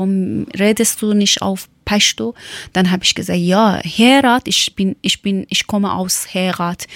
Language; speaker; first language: German; non-native, learner; Persian